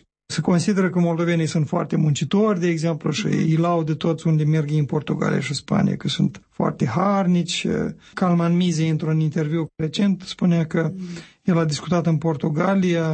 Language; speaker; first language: Romanian; native; Romanian